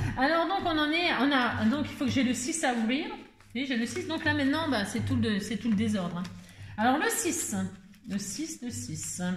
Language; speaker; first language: French; native; French